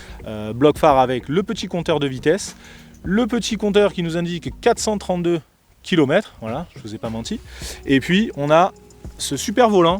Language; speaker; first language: French; native; French